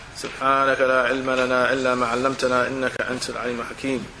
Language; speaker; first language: Arabic; non-native, fluent; English